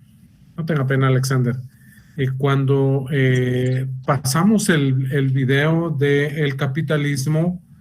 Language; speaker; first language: Spanish; native; Spanish